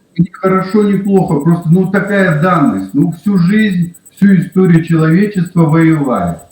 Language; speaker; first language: Russian; native; Russian